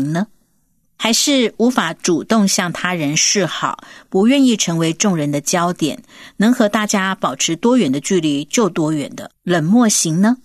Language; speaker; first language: Chinese; native; Chinese